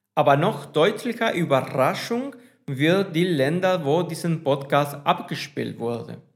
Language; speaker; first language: German; non-native, fluent; Spanish